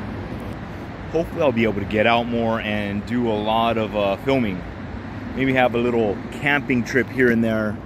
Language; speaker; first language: English; native; English